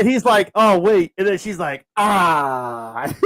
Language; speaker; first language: English; native; English